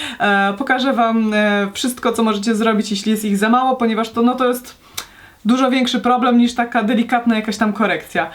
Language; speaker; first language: Polish; native; Polish